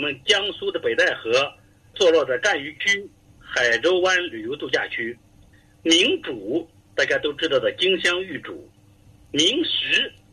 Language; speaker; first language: Chinese; native; Chinese